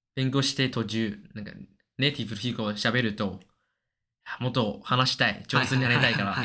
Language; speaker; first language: Japanese; non-native, learner; Chinese